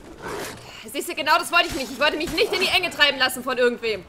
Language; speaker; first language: German; native; German